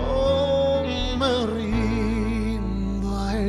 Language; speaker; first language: Spanish; native; Spanish